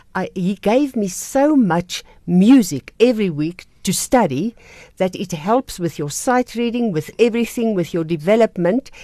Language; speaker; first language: English; non-native, local second language; Afrikaans